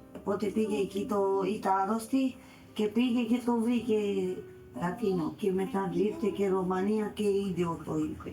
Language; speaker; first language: Greek; non-native, learner; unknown